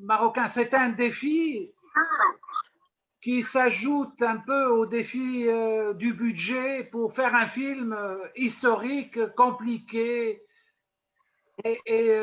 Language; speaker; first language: French; non-native, local second language; Arabic